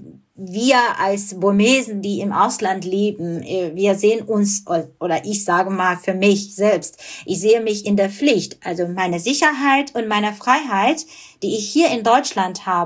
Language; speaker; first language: German; non-native, fluent; Burmese